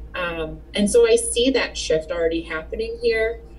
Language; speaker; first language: English; native; English